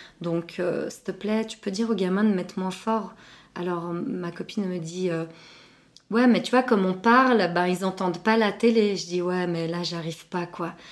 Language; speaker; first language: French; early bilingual, other home language; Arabic